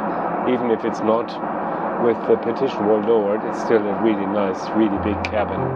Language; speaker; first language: English; non-native, fluent; German